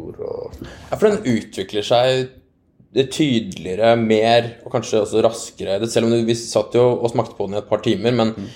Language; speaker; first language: Norwegian; native; Norwegian